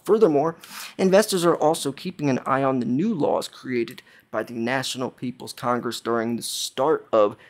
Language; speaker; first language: English; native; English